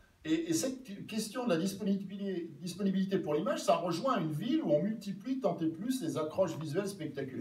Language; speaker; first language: French; native; French